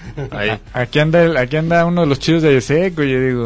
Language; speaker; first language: Spanish; native; Spanish